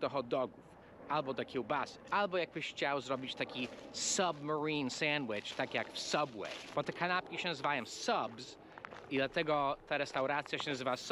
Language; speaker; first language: Polish; non-native, fluent; English